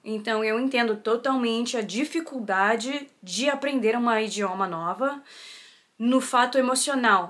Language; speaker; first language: Portuguese; early bilingual, heritage; Portuguese